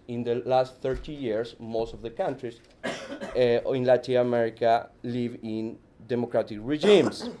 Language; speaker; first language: English; non-native, fluent; Spanish